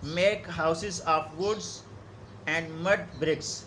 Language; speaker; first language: English; non-native, local second language; Urdu